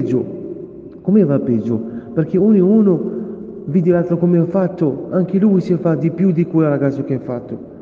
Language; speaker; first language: Italian; non-native, fluent; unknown